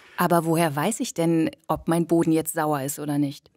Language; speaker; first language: German; native; German